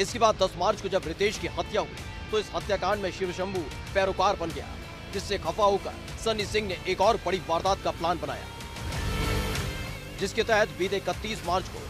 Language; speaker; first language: Hindi; native; Hindi